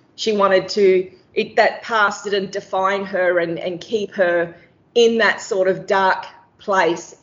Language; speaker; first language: English; native; English